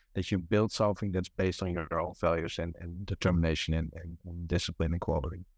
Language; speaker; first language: English; non-native, fluent; Dutch